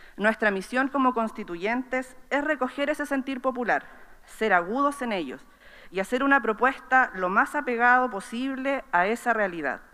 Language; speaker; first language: Spanish; native; Spanish